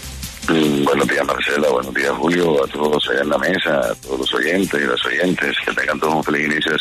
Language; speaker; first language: Spanish; native; Spanish